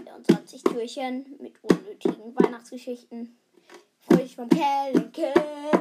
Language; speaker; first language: German; native; German